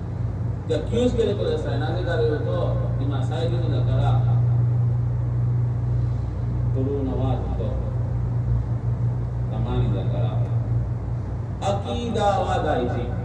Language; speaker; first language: Japanese; non-native, learner; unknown